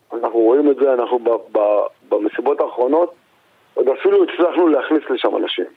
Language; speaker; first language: Hebrew; native; Hebrew